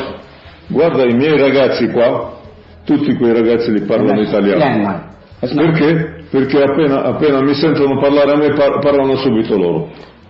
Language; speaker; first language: Italian; early bilingual, heritage; Italian